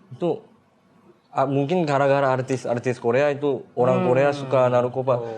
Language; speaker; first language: Indonesian; non-native, fluent; Korean